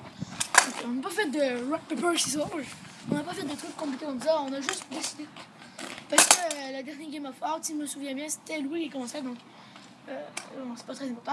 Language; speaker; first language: French; native; French